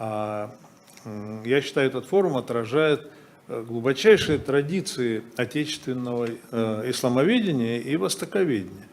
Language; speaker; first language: Russian; native; Russian